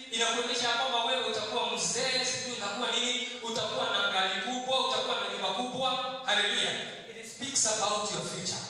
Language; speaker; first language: Swahili; non-native, local second language; Kikuyu